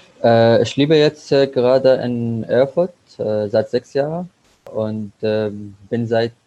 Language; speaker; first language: German; non-native, learner; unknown